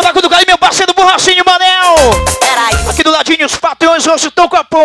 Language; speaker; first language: Portuguese; native; Portuguese